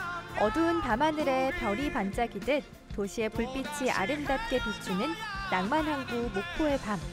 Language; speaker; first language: Korean; native; Korean